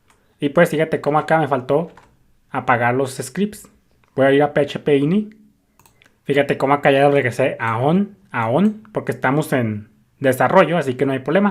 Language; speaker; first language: Spanish; native; Spanish